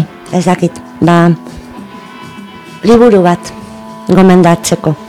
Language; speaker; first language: Basque; non-native, local second language; Spanish